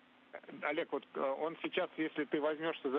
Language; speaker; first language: Russian; native; Russian